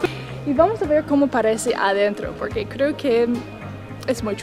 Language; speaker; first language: Spanish; non-native, fluent; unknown